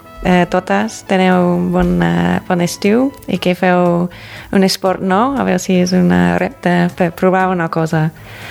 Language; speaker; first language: Catalan; non-native, fluent; English